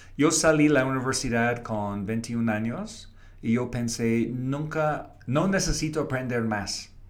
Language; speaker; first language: Spanish; non-native, fluent; English